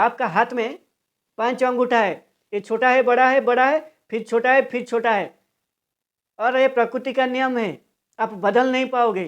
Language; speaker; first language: Hindi; non-native, local second language; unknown